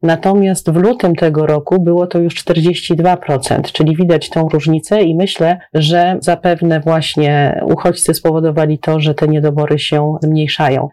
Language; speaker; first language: Polish; native; Polish